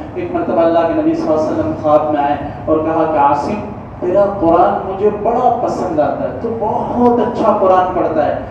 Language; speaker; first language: Urdu; native; Urdu